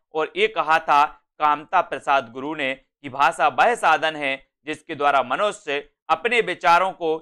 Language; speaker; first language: Hindi; native; Hindi